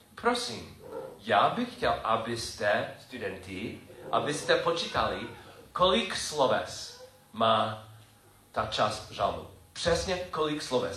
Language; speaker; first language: Czech; non-native, learner; English